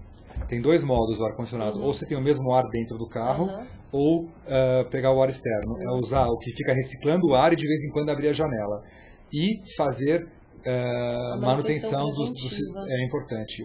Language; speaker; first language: Portuguese; native; Portuguese